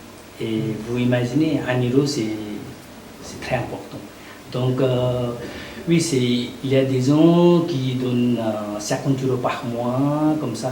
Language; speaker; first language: French; non-native, learner; Nepali